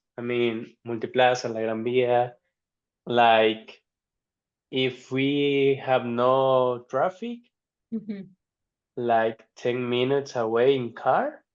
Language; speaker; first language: English; non-native, learner; Spanish